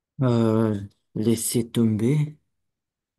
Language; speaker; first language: French; non-native, learner; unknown